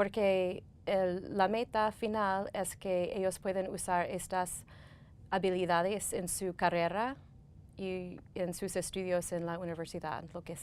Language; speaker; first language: Spanish; non-native, fluent; English